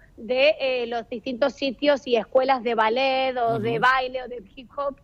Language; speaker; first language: Spanish; native; Spanish